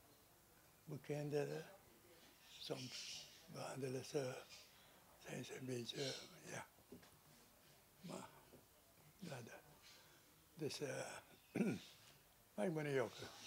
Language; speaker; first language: Dutch; non-native, local second language; Sranan Tongo